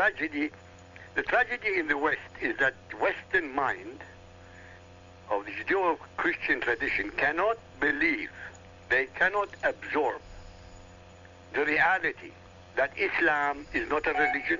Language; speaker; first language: English; non-native, fluent; Arabic